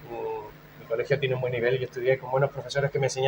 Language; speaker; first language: Spanish; native; Spanish